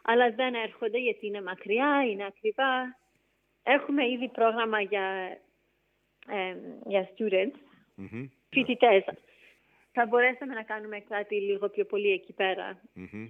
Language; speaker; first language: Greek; early bilingual, heritage; Greek